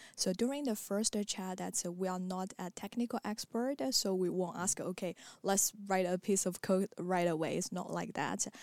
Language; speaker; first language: English; non-native, fluent; Chinese